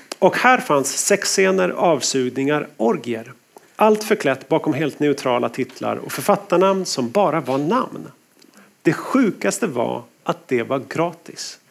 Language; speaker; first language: Swedish; native; Swedish